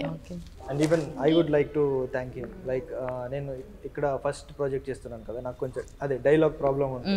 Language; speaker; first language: Telugu; non-native, learner; Kannada